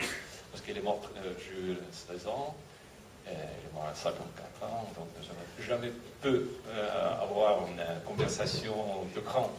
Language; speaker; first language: French; non-native, fluent; Russian